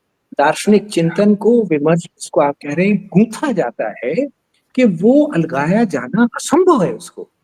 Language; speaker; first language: Hindi; native; Hindi